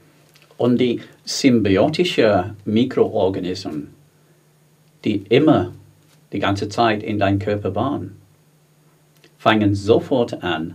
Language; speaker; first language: German; non-native, fluent; English